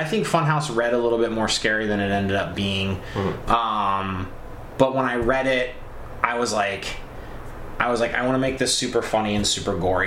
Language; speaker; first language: English; native; English